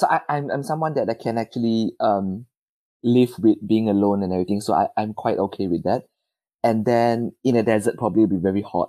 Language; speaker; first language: English; non-native, local second language; Chinese